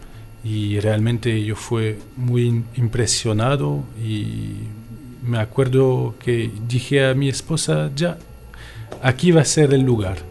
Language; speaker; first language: Spanish; non-native, fluent; French